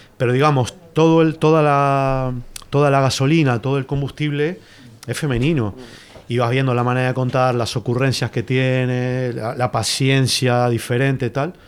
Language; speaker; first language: Spanish; native; Spanish